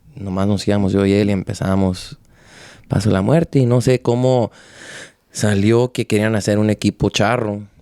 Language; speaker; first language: Spanish; early bilingual, heritage; Spanish